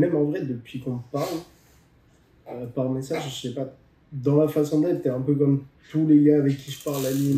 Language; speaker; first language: French; native; French